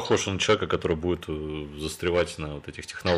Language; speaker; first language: Russian; native; Russian